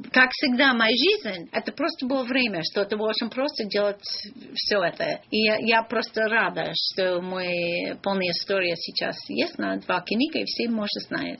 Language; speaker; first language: Russian; non-native, learner; English